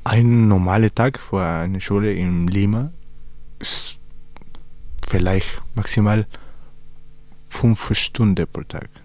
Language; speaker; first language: German; non-native, learner; Spanish